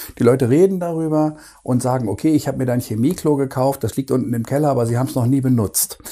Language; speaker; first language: German; native; German